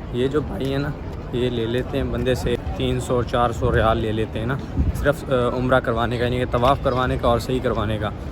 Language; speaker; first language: Urdu; non-native, local second language; Punjabi